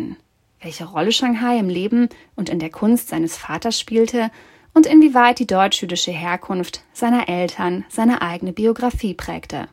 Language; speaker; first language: German; native; German